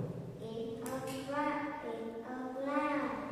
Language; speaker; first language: English; non-native, learner; Vietnamese